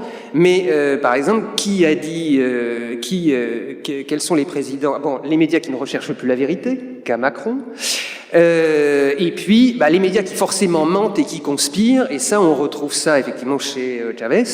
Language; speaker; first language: French; native; French